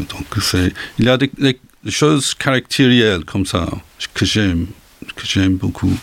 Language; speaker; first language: French; non-native, learner; English